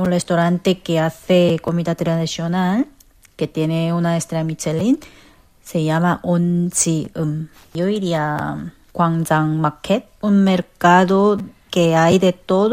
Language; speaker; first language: Spanish; non-native, fluent; Korean